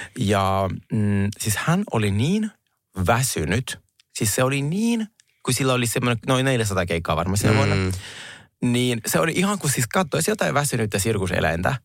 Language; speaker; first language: Finnish; non-native, fluent; Russian